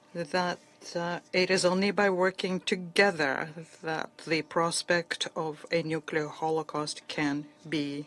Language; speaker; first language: English; non-native, fluent; Portuguese